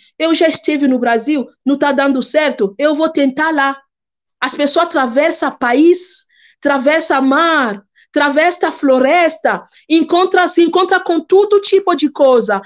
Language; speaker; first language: Portuguese; non-native, fluent; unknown